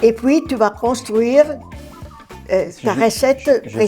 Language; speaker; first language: French; non-native, fluent; Italian